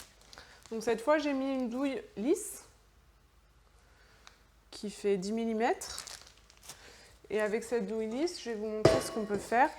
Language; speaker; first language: French; native; French